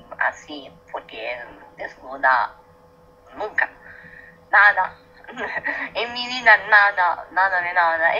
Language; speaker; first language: Spanish; non-native, learner; Italian